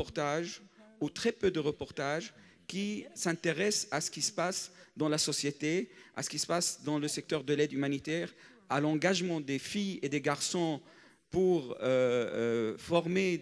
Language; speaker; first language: French; non-native, fluent; Arabic